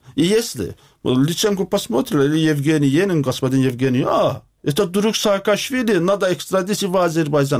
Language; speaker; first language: Russian; non-native, learner; Azerbaijani